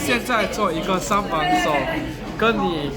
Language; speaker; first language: Chinese; non-native, learner; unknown